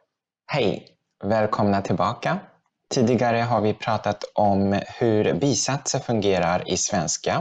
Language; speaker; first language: Swedish; non-native, fluent; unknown